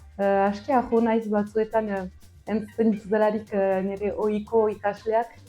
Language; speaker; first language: Basque; non-native, local second language; French